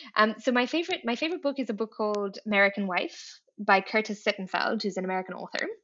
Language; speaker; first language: English; native; English